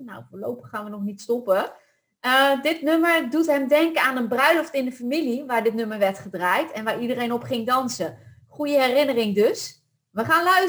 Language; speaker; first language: Dutch; native; Dutch